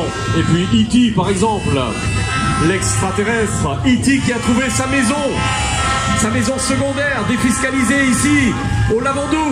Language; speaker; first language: French; native; French